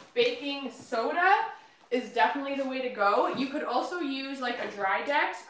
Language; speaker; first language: English; native; English